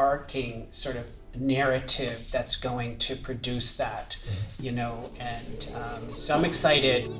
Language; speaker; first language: English; native; English